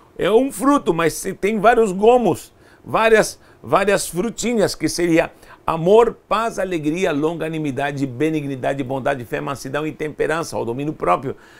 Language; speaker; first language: Portuguese; non-native, fluent; Spanish